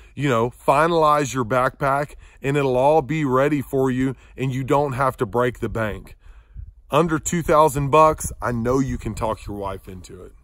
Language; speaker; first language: English; native; English